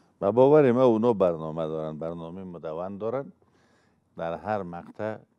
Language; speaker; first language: Persian; native; Persian